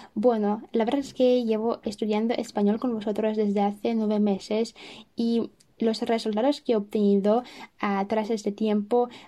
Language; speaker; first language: Spanish; non-native, fluent; Russian